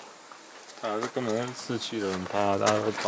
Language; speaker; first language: Chinese; non-native, fluent; English